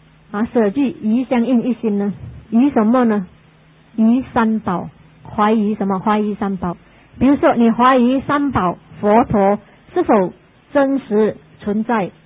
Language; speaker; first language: Chinese; native; Chinese